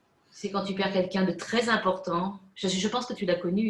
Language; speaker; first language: French; non-native, fluent; Spanish